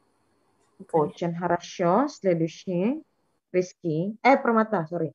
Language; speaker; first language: Russian; non-native, fluent; Indonesian